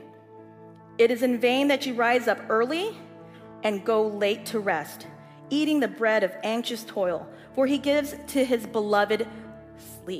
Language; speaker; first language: English; native; English